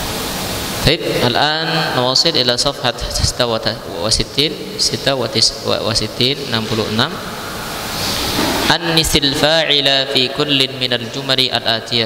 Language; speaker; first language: Arabic; non-native, fluent; Indonesian